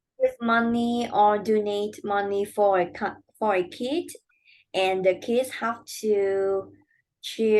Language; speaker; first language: English; non-native, learner; Vietnamese